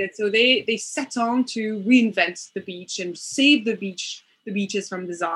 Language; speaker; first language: English; non-native, fluent; French